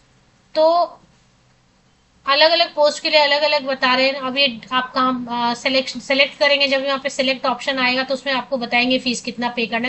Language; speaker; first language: Hindi; native; Hindi